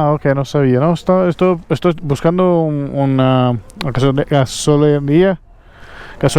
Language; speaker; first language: Spanish; non-native, learner; Portuguese